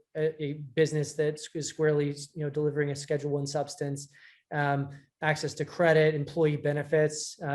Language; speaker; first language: English; native; English